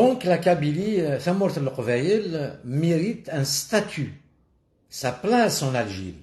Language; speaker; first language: French; non-native, local second language; Kabyle